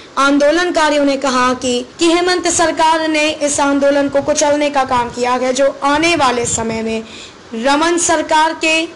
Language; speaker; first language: Hindi; native; Hindi